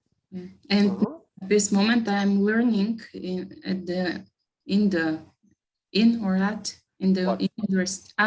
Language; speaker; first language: English; non-native, learner; Bulgarian